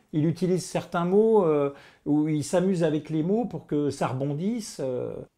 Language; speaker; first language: French; native; French